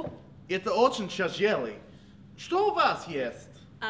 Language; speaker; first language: Russian; non-native, learner; English